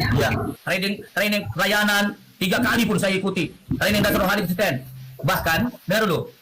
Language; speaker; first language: Indonesian; non-native, local second language; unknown